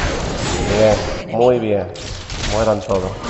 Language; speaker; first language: Spanish; native; Spanish